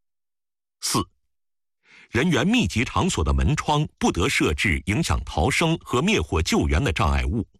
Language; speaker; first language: Chinese; native; Chinese